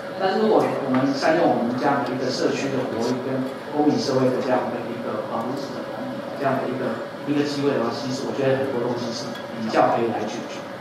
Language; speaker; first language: Chinese; native; Chinese